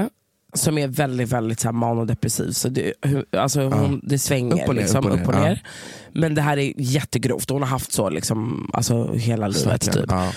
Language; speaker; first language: Swedish; native; Swedish